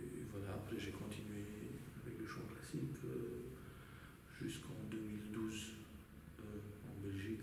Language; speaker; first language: French; non-native, fluent; Romanian